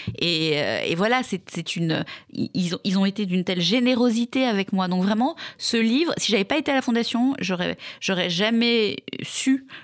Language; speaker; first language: French; native; French